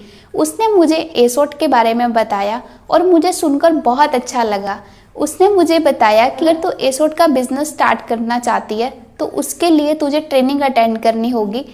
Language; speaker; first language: Hindi; native; Hindi